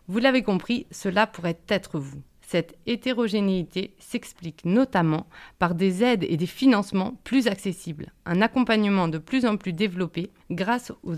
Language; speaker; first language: French; native; French